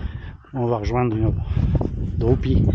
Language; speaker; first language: French; native; French